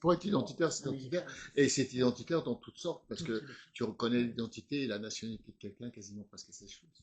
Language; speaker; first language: French; native; French